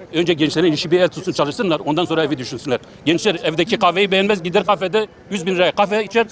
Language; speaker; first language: Turkish; native; Turkish